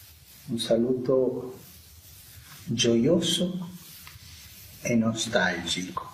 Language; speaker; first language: Italian; non-native, fluent; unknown